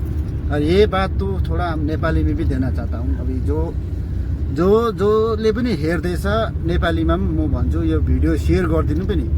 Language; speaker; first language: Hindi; non-native, local second language; Nepali